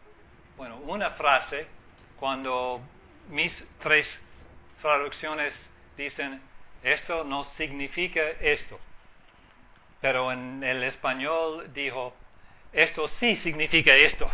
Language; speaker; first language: Spanish; non-native, fluent; English